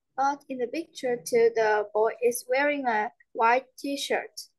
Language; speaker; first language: English; non-native, learner; Vietnamese